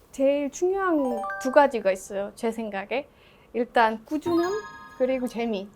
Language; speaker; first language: Korean; non-native, fluent; Estonian